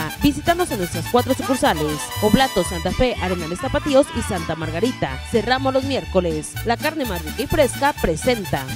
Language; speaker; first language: Spanish; native; Spanish